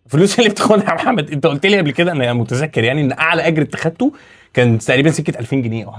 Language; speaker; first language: Arabic; native; Arabic